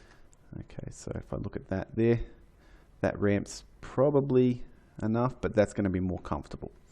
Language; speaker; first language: English; native; English